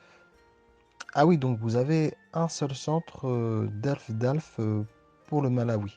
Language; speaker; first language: French; native; French